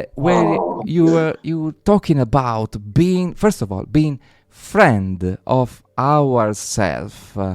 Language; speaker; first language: English; non-native, learner; Italian